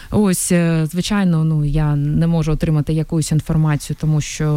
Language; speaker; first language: Ukrainian; non-native, local second language; Russian